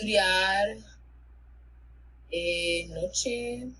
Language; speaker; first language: Spanish; non-native, learner; English